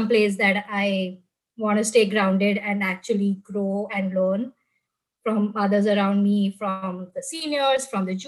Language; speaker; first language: English; non-native, local second language; Gujarati